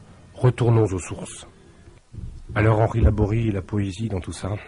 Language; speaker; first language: French; native; French